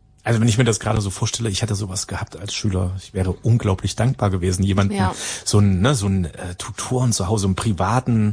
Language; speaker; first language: German; native; German